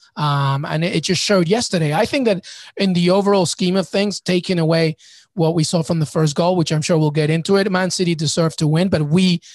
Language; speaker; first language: English; early bilingual, other home language; Spanish